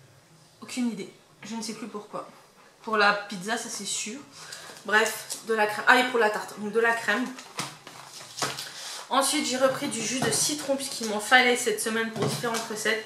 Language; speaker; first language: French; native; French